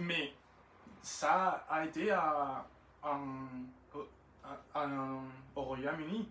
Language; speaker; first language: French; non-native, learner; Spanish